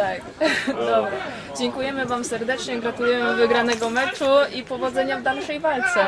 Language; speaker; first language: Polish; native; Polish